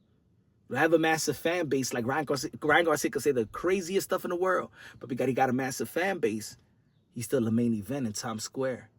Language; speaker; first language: English; native; English